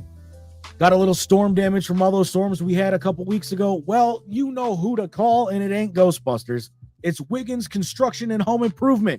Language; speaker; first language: English; native; English